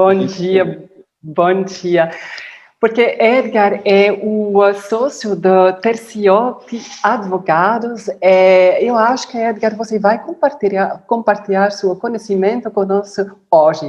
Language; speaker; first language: Portuguese; non-native, fluent; Dutch